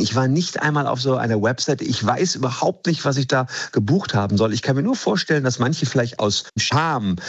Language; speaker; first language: German; native; German